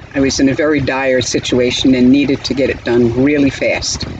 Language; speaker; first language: English; native; English